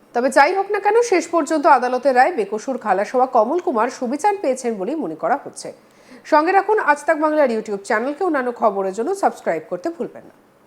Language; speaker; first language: Bangla; native; Bangla